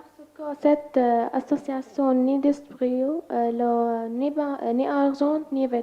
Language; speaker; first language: French; non-native, learner; Arabic